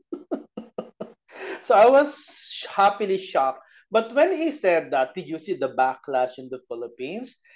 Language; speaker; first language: English; non-native, local second language; Bikol